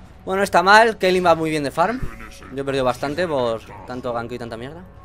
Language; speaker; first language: Spanish; native; Spanish